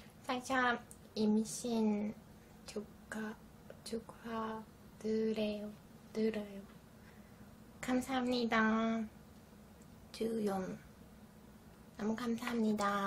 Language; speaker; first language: Korean; non-native, learner; Turkish